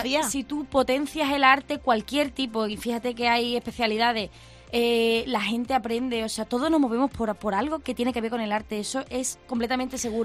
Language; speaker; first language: Spanish; native; Spanish